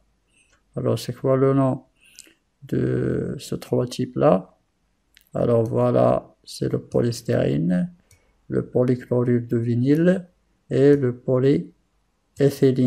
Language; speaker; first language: French; non-native, local second language; Arabic